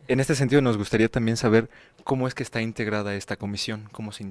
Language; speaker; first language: Spanish; native; Spanish